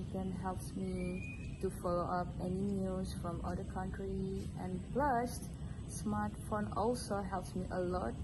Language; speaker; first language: English; non-native, local second language; Malay